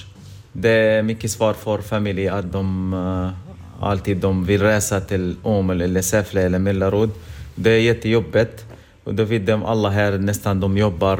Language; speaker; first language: Swedish; non-native, learner; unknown